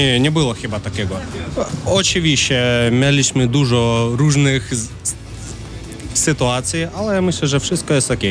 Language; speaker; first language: Polish; non-native, fluent; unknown